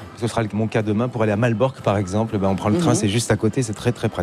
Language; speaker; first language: French; native; French